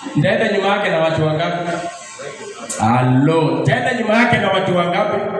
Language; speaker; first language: Swahili; non-native, local second language; Luyia